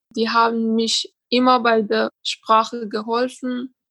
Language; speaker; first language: German; non-native, learner; Persian